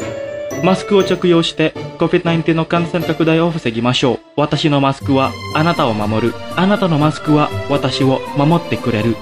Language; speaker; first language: Japanese; non-native, fluent; Indonesian